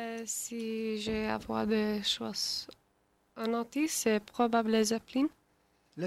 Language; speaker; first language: French; non-native, learner; English